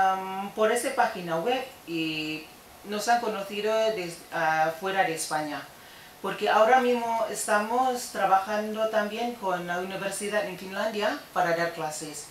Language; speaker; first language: Spanish; non-native, fluent; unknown